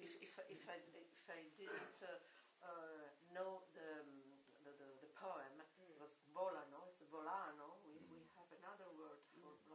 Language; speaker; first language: English; non-native, learner; Italian